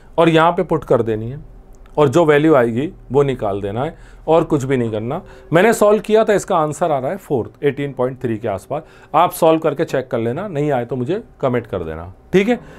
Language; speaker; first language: Hindi; non-native, local second language; Gujarati